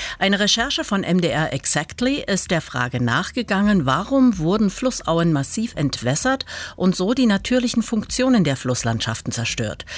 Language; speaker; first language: German; native; German